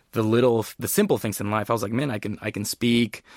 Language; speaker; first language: English; early bilingual, other home language; Spanish